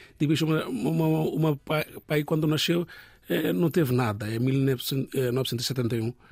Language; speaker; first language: Portuguese; non-native, learner; Bangla